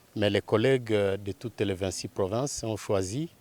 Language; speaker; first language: French; non-native, local second language; Swahili